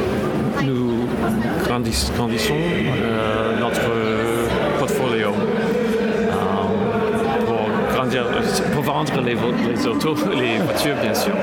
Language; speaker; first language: French; non-native, local second language; English